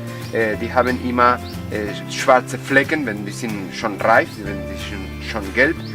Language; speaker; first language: German; non-native, fluent; Spanish